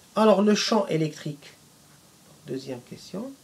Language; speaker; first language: French; non-native, local second language; Arabic